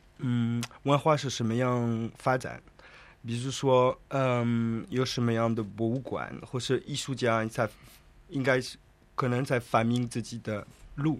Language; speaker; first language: Chinese; non-native, fluent; French